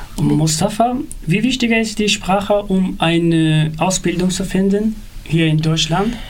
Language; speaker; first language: German; non-native, learner; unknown